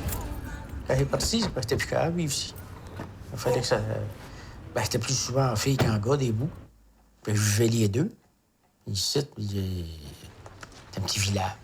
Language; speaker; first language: French; native; French